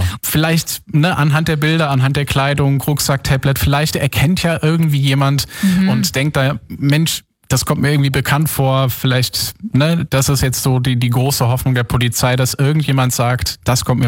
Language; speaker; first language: German; native; German